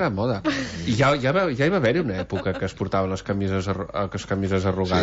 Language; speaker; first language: Catalan; native; Catalan